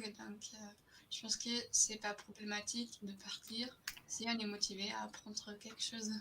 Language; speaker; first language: French; non-native, fluent; German